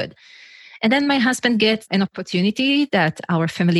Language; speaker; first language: English; non-native, fluent; Hebrew